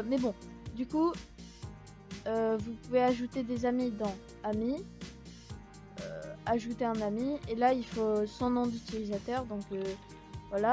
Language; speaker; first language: French; native; French